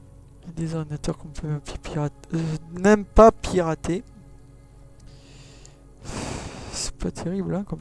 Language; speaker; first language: French; native; French